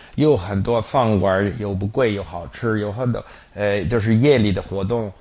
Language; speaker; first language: Chinese; non-native, fluent; English